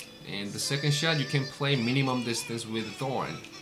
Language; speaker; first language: English; non-native, fluent; Korean